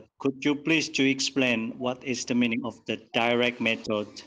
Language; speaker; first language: English; non-native, learner; Indonesian